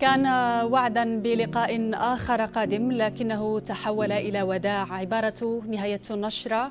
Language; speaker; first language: Arabic; native; Arabic